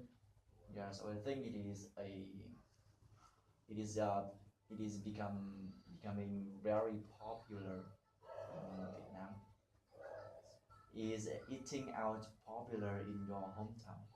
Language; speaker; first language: English; non-native, learner; Vietnamese